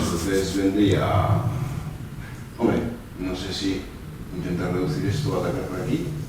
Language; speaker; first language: Spanish; native; Spanish